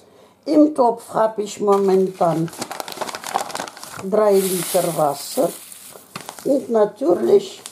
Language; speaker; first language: German; non-native, local second language; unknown